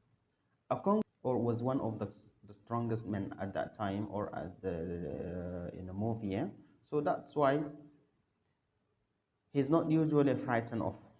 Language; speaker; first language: English; non-native, fluent; Arabic